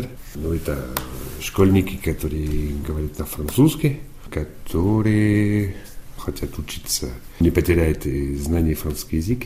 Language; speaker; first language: Russian; non-native, fluent; French